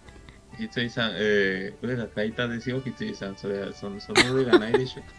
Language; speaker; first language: Japanese; non-native, learner; Spanish